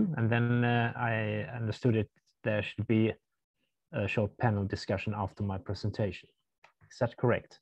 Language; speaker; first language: English; non-native, fluent; Swedish